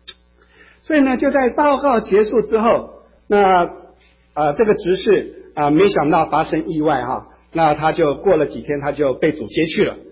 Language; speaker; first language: Chinese; native; Chinese